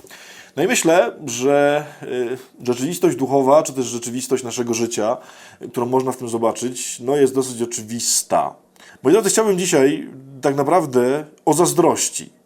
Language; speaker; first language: Polish; native; Polish